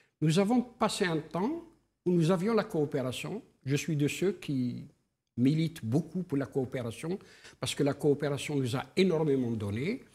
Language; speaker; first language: French; non-native, local second language; Arabic